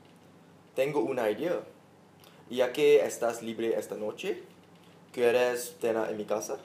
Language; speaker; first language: Spanish; non-native, learner; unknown